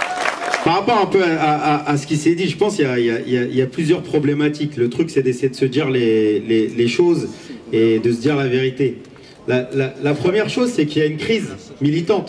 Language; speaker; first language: French; native; French